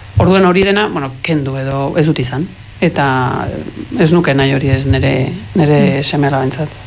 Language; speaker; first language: Basque; early bilingual, heritage; Spanish